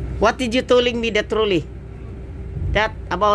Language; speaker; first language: English; non-native, learner; Cebuano